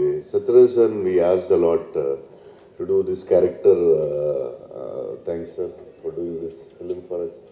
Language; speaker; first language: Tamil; non-native, learner; Telugu